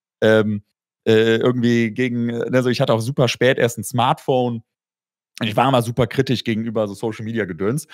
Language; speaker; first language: German; native; German